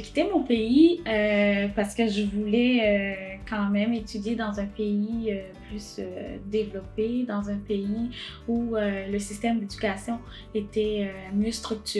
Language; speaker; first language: French; non-native, local second language; Haitian Creole